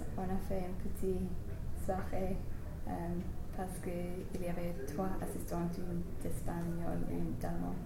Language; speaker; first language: French; non-native, learner; English